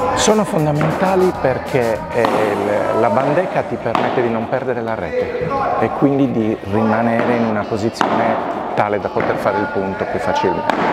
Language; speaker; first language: Italian; native; Italian